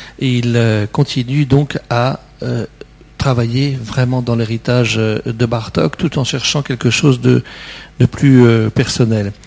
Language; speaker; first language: French; native; French